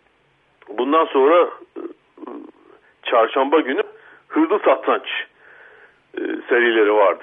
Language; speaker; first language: Turkish; native; Turkish